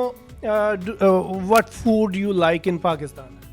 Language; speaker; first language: English; non-native, local second language; Urdu